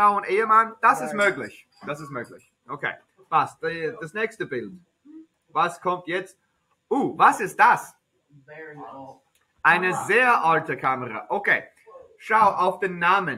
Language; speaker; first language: German; non-native, fluent; English